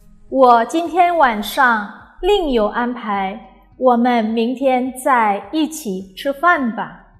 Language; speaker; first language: Chinese; non-native, fluent; Indonesian